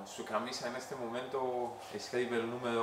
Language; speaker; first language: Portuguese; non-native, learner; Greek